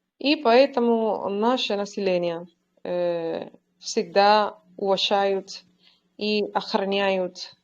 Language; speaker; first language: Russian; non-native, learner; Spanish